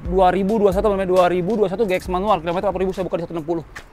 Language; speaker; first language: Indonesian; native; Indonesian